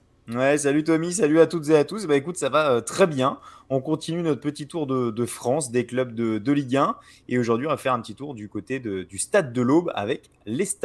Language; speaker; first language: French; native; French